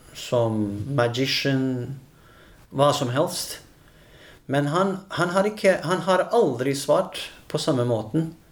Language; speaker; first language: Norwegian; non-native, fluent; Bosnian